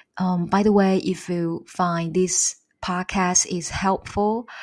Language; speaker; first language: English; non-native, fluent; Chinese